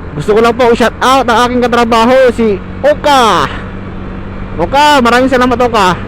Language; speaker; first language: Filipino; native; Filipino